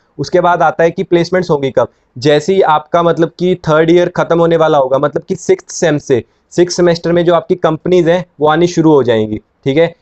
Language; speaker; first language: Hindi; native; Hindi